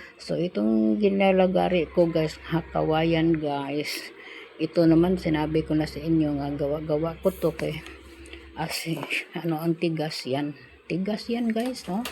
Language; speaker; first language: Filipino; non-native, local second language; Cebuano